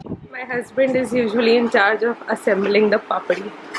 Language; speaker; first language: English; non-native, local second language; Hindi